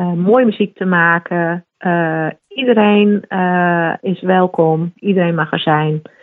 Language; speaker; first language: Dutch; non-native, local second language; Western Frisian